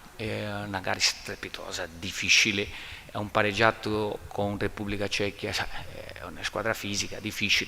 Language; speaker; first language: Italian; non-native, learner; Portuguese